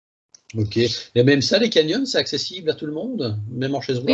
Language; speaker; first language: French; native; French